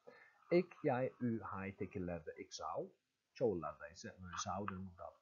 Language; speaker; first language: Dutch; non-native, fluent; Turkish